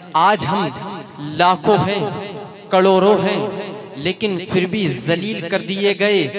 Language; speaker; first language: Hindi; native; Hindi